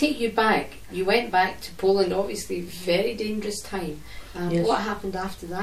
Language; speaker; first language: English; native; English